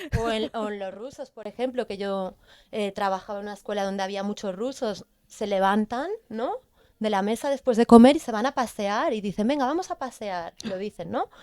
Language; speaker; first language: Spanish; native; Spanish